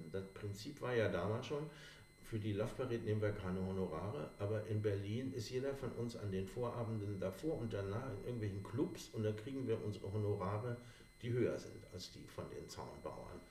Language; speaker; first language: German; native; German